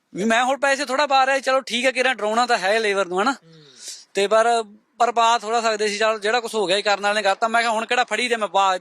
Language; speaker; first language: Punjabi; native; Punjabi